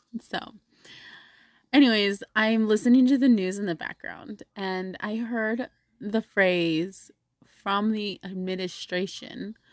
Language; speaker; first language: English; native; English